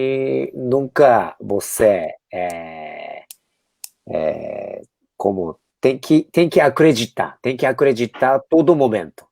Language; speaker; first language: Portuguese; non-native, fluent; Japanese